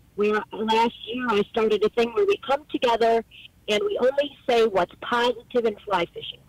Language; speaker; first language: English; native; English